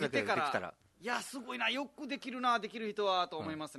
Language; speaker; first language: Japanese; non-native, fluent; Nepali